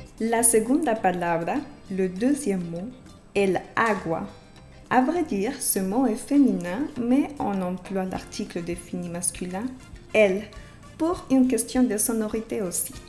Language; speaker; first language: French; non-native, fluent; Spanish